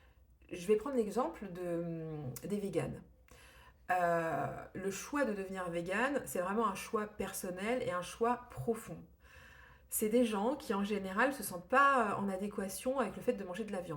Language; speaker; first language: French; native; French